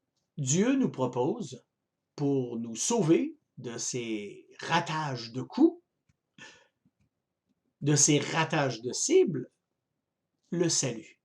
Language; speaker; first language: French; native; French